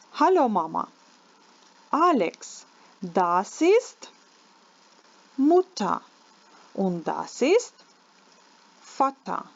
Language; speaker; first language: German; non-native, learner; Ukrainian